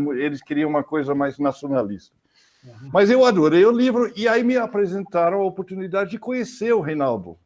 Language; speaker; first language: Portuguese; non-native, fluent; English